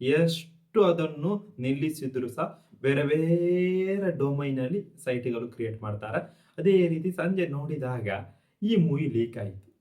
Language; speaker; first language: Kannada; non-native, local second language; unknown